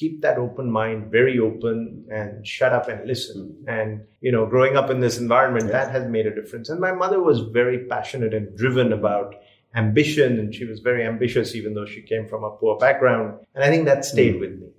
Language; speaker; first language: English; non-native, local second language; Hindi